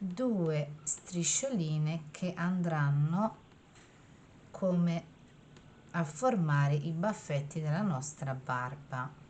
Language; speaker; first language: Italian; native; Italian